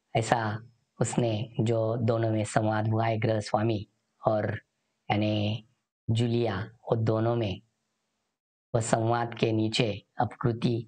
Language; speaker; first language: Hindi; non-native, local second language; Marathi